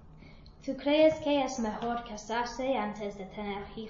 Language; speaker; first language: Spanish; non-native, learner; English